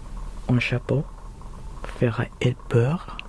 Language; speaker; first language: French; non-native, learner; Filipino